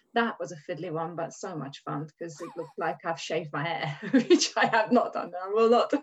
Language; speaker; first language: English; non-native, fluent; Hungarian